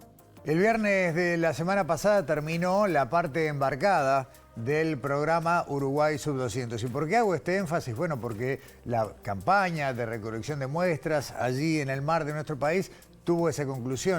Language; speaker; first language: Spanish; native; Spanish